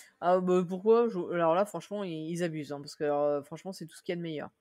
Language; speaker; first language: French; native; French